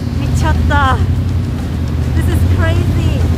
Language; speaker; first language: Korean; non-native, learner; Cantonese